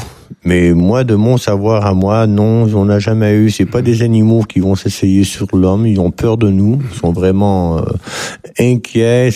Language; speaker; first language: French; native; French